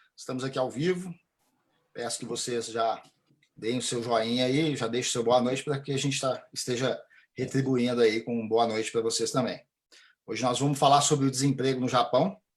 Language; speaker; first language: Portuguese; native; Portuguese